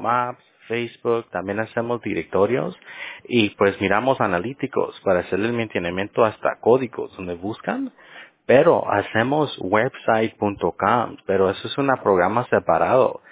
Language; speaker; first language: Spanish; early bilingual, heritage; Spanish